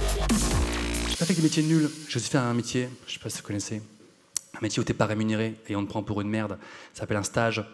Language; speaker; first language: French; native; French